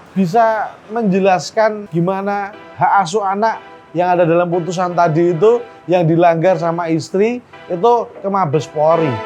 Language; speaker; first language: Indonesian; native; Indonesian